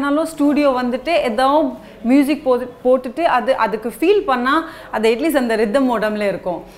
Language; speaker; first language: English; non-native, local second language; Assamese